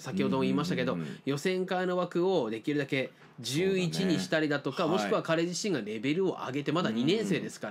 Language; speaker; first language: Japanese; native; Japanese